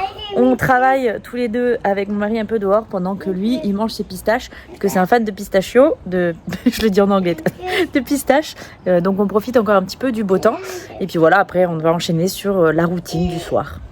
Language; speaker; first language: French; native; French